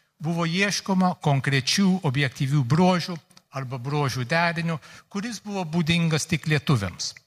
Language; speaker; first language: Lithuanian; early bilingual, heritage; Lithuanian